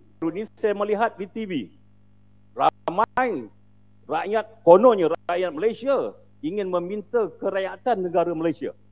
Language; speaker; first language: Malay; native; Malay